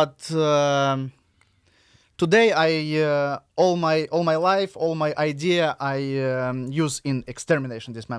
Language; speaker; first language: English; non-native, learner; Russian